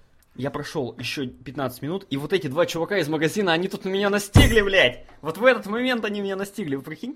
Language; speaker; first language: Russian; native; Russian